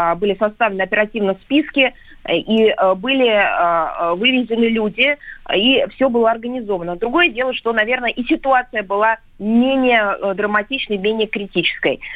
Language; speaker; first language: Russian; native; Russian